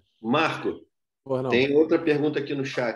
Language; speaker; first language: Portuguese; native; Portuguese